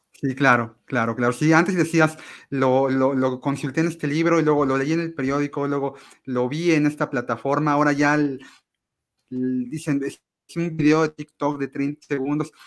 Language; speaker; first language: Spanish; native; Spanish